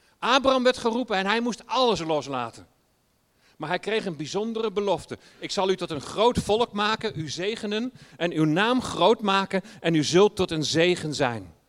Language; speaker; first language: Dutch; native; Dutch